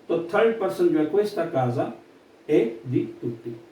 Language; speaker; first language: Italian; non-native, fluent; Urdu